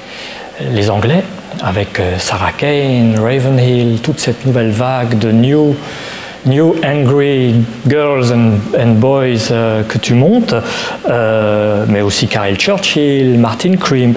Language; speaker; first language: French; native; French